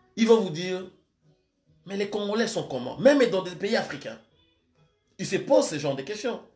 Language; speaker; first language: French; non-native, local second language; Lingala